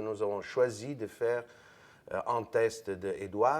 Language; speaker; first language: French; non-native, fluent; Italian